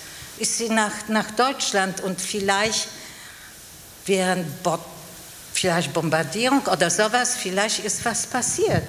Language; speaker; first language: German; non-native, fluent; Polish